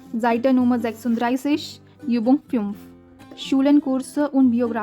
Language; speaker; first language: German; non-native, learner; Hindi